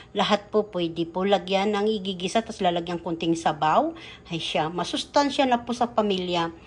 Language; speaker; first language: Filipino; native; Filipino